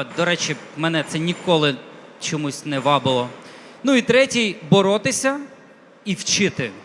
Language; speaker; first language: Ukrainian; non-native, local second language; Russian